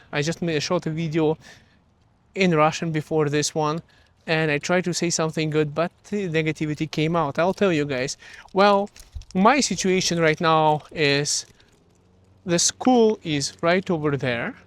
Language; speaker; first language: English; early bilingual, other home language; Russian